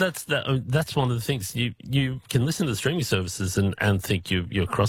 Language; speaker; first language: English; native; English